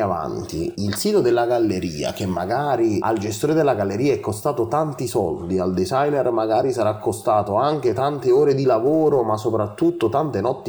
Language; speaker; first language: Italian; native; Italian